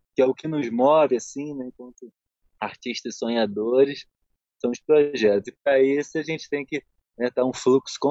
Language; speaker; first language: Portuguese; native; Portuguese